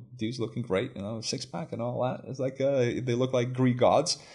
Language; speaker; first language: English; non-native, fluent; Lithuanian